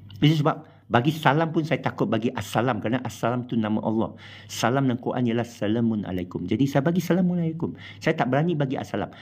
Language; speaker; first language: Malay; non-native, local second language; Chinese